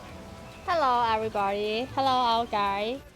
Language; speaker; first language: English; non-native, learner; Thai